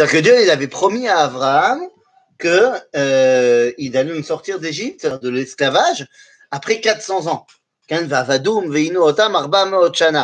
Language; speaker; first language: French; native; French